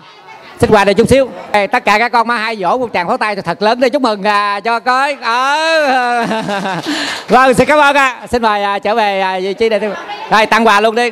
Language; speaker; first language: Vietnamese; native; Vietnamese